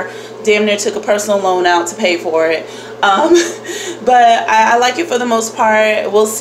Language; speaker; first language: English; native; English